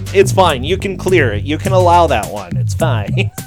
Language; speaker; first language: English; native; English